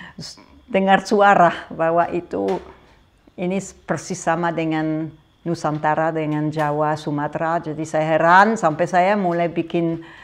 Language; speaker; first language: Indonesian; non-native, fluent; French